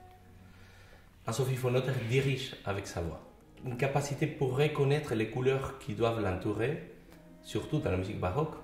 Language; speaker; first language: French; non-native, fluent; Spanish